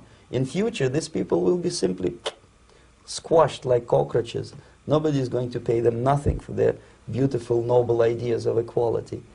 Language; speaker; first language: English; non-native, fluent; Russian